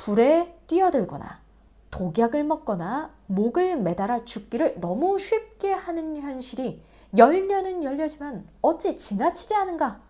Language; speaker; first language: Korean; native; Korean